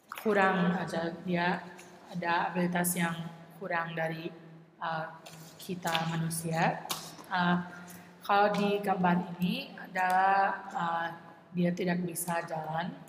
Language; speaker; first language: Indonesian; non-native, learner; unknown